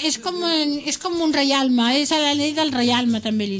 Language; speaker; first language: Spanish; native; Spanish